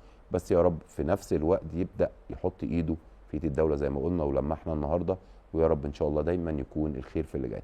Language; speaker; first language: Arabic; native; Arabic